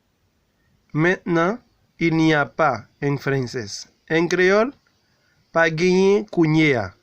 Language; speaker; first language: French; non-native, learner; Haitian Creole